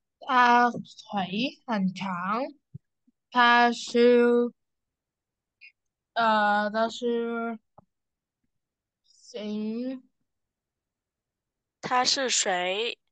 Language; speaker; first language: Chinese; non-native, learner; Vietnamese